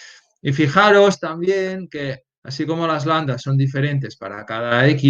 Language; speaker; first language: Spanish; native; Spanish